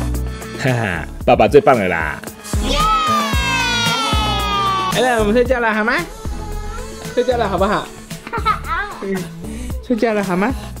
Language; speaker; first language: Chinese; native; Chinese